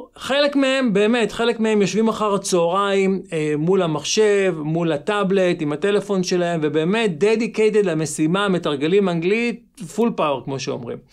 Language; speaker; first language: Hebrew; native; Hebrew